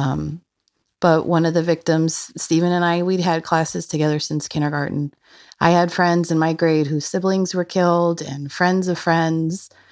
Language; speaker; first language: English; native; English